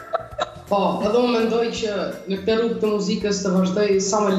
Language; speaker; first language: Albanian; early bilingual, heritage; Albanian